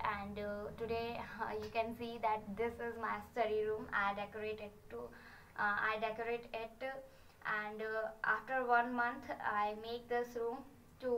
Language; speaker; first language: English; non-native, learner; Hindi